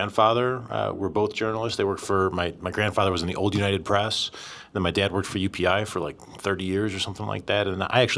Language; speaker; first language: English; native; English